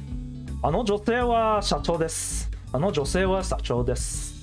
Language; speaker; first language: Japanese; non-native, learner; English